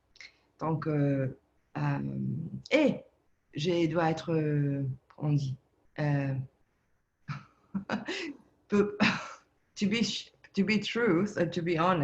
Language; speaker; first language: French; non-native, learner; Italian